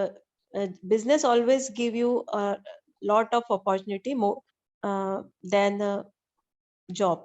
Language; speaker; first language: English; non-native, learner; Hindi